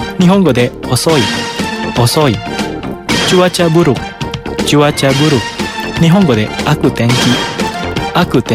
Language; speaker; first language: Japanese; non-native, fluent; Indonesian